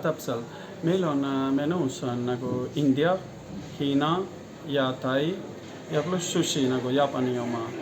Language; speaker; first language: Estonian; non-native, learner; Hindi